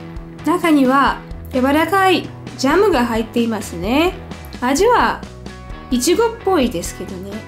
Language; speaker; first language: Japanese; non-native, fluent; Russian